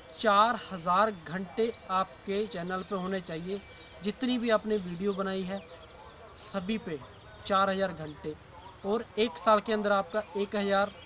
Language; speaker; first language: Hindi; non-native, local second language; Punjabi